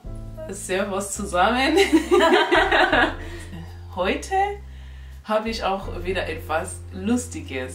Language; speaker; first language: German; non-native, local second language; North Ndebele